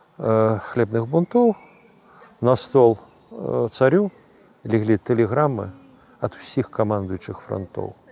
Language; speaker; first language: Belarusian; non-native, local second language; Russian